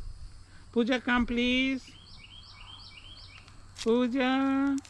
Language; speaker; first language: English; non-native, learner; Hindi